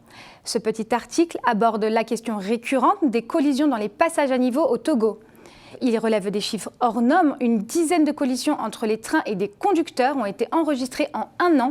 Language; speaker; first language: French; native; French